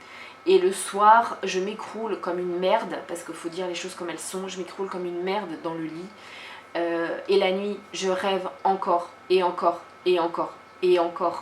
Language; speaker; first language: French; native; French